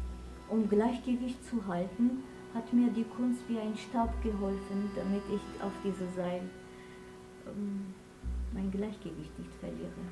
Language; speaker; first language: German; non-native, fluent; Armenian